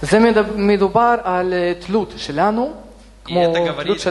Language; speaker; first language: Hebrew; non-native, fluent; Russian